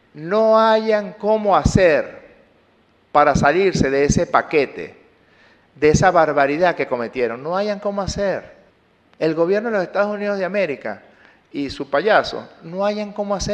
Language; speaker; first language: Spanish; native; Spanish